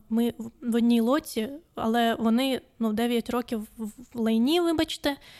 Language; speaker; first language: Ukrainian; non-native, local second language; Russian